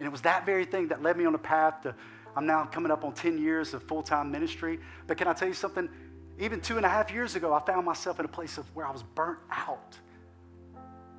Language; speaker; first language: English; native; English